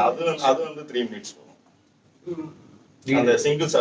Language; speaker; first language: Tamil; native; Tamil